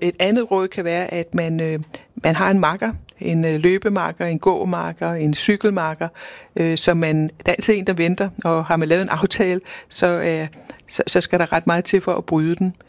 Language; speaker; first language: Danish; native; Danish